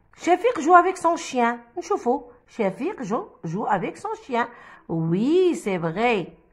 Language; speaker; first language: French; non-native, local second language; Arabic